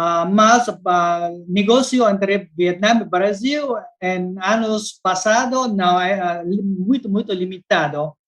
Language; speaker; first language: Spanish; non-native, learner; Vietnamese